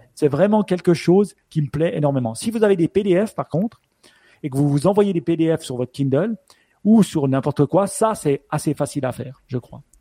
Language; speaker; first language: French; native; French